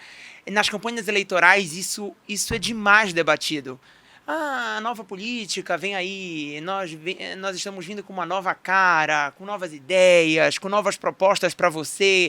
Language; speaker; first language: Portuguese; native; Portuguese